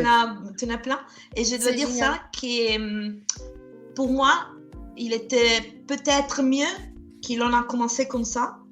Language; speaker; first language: French; non-native, fluent; Italian